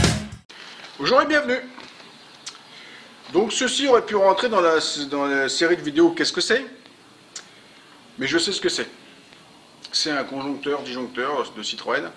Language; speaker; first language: French; native; French